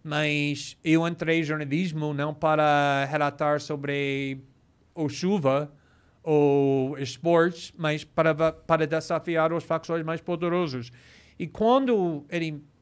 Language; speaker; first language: Portuguese; non-native, fluent; English